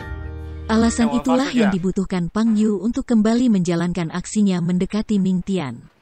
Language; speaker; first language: Indonesian; native; Indonesian